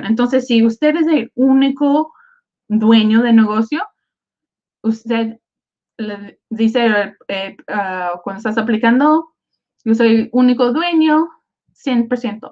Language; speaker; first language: Spanish; early bilingual, other home language; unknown